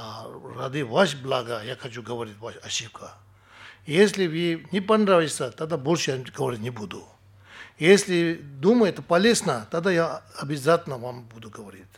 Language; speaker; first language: Russian; non-native, learner; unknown